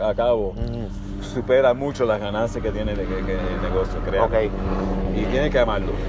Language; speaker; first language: Spanish; early bilingual, heritage; Spanish